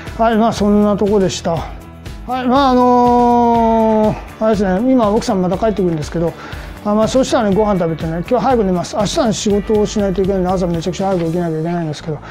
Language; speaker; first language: Japanese; native; Japanese